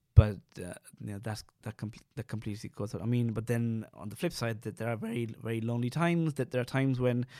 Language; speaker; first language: English; non-native, local second language; Sinhala